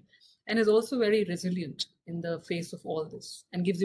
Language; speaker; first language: English; non-native, local second language; Hindi